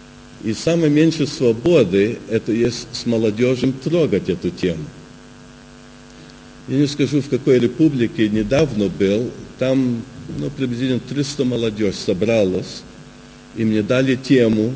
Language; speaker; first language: Russian; early bilingual, heritage; Russian